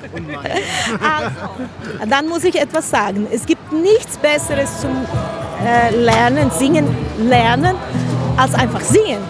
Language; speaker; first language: German; non-native, fluent; Spanish